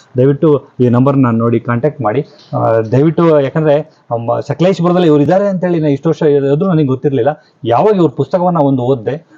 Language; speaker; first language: Kannada; native; Kannada